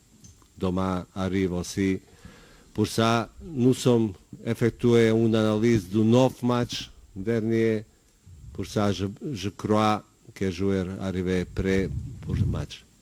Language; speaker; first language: French; non-native, learner; Bosnian